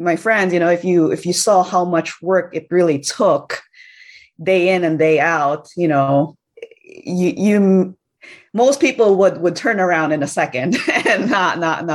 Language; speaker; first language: English; non-native, local second language; Cebuano